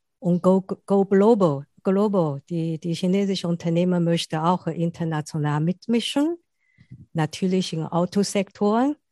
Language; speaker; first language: German; non-native, fluent; Chinese